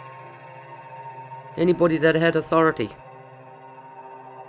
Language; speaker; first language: English; native; English